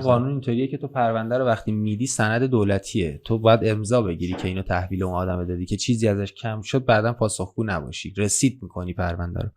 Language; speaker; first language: Persian; native; Persian